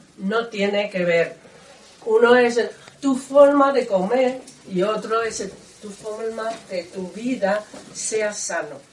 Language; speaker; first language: Spanish; non-native, learner; Chinese